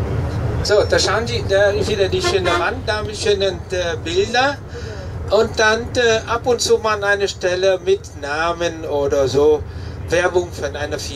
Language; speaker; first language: German; non-native, fluent; Vietnamese